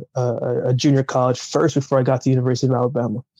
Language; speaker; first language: English; early bilingual, other home language; Jamaican Creole English